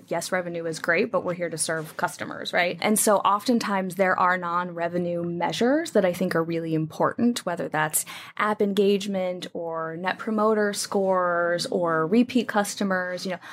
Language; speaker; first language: English; native; English